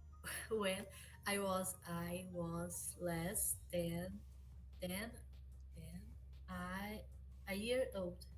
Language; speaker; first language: English; non-native, learner; Portuguese